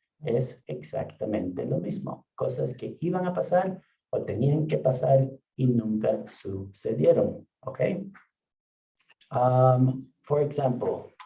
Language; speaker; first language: Spanish; non-native, fluent; English